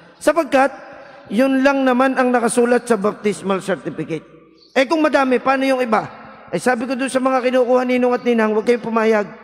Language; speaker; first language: Filipino; native; Filipino